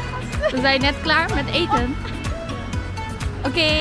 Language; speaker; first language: Dutch; early bilingual, other home language; Chinese